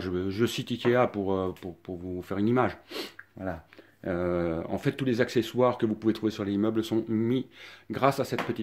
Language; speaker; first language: French; native; French